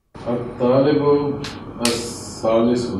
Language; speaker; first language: Arabic; non-native, learner; Urdu